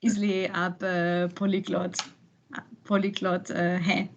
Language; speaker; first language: Hindi; non-native, learner; German